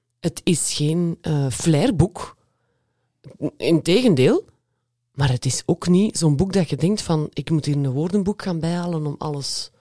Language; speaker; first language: Dutch; native; Dutch